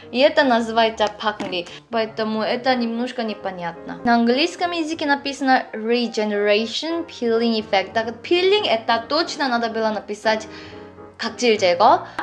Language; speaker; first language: Russian; non-native, fluent; Korean